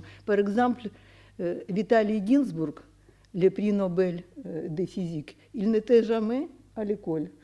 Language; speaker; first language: French; non-native, fluent; Russian